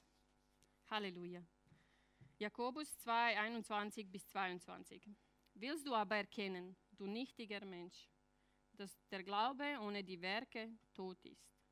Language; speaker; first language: German; non-native, fluent; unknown